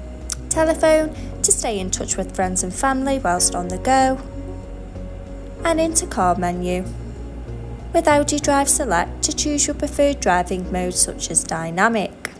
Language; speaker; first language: English; native; English